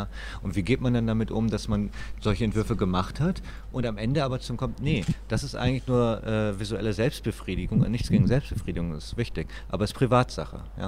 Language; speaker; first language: German; native; German